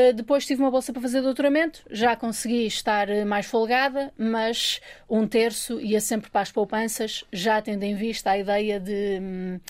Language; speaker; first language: Portuguese; native; Portuguese